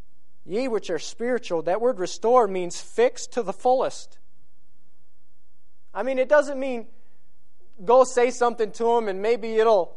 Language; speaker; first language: English; native; English